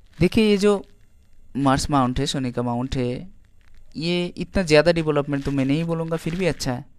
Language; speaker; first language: Hindi; non-native, local second language; Bangla